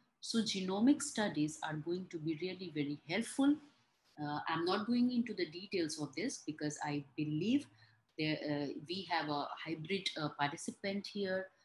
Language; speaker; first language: English; non-native, local second language; Hindi